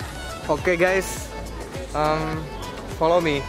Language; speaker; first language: English; non-native, learner; Indonesian